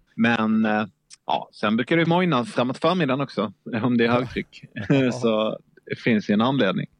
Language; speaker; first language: Swedish; native; Swedish